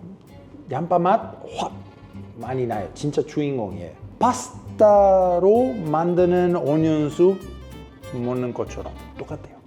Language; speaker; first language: Korean; non-native, fluent; Italian